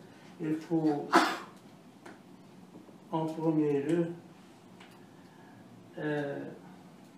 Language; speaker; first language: French; non-native, learner; Arabic